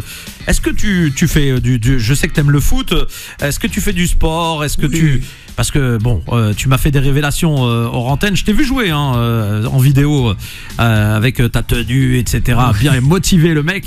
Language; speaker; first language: French; native; French